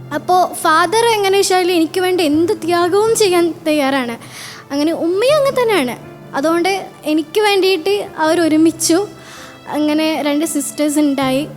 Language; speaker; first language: Malayalam; non-native, local second language; Bangla